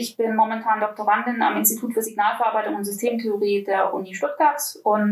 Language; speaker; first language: German; native; German